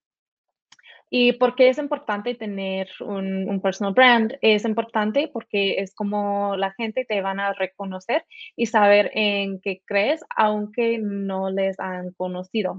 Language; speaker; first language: Spanish; early bilingual, heritage; Spanish